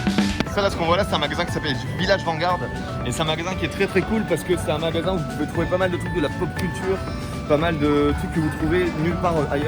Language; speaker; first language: French; native; French